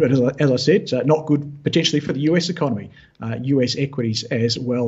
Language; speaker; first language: English; native; English